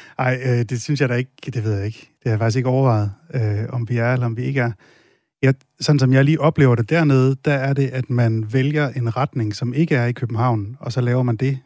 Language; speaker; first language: Danish; native; Danish